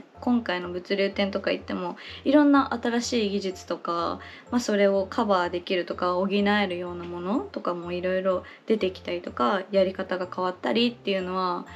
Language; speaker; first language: Japanese; native; Japanese